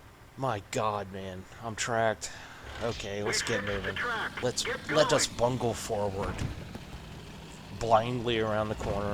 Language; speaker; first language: English; native; English